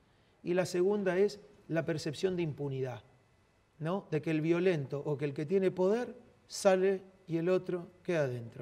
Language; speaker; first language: Spanish; native; Spanish